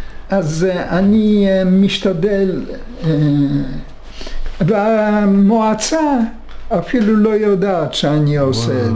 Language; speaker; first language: Hebrew; non-native, fluent; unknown